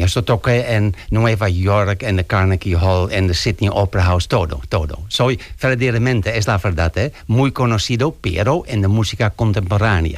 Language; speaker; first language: Spanish; non-native, learner; Dutch